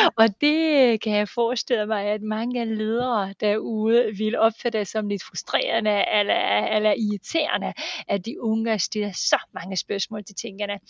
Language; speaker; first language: Danish; non-native, fluent; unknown